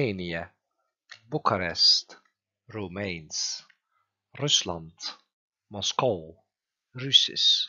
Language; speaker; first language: Dutch; non-native, fluent; Turkish